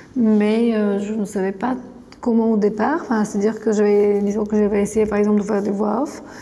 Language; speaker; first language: French; non-native, fluent; Bulgarian